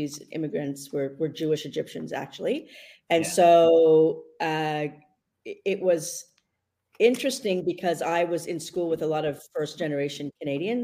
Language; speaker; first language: English; native; English